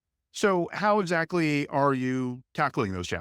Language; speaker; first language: English; native; English